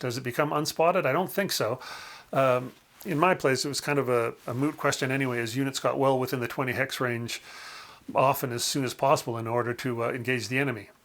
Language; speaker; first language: English; native; English